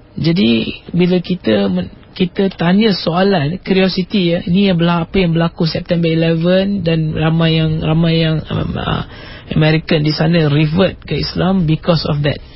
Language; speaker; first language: Malay; non-native, local second language; Tamil